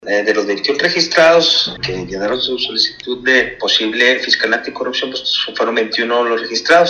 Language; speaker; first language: Spanish; native; Spanish